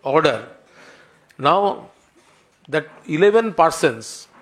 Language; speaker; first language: English; non-native, local second language; Bangla